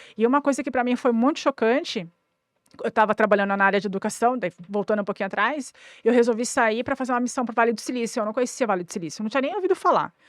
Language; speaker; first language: Portuguese; native; Portuguese